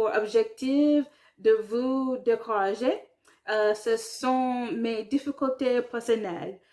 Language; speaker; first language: French; non-native, learner; English